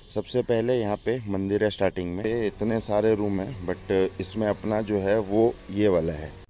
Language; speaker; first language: Hindi; non-native, local second language; Odia